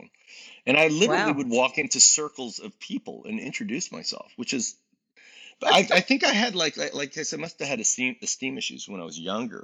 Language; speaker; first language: English; native; English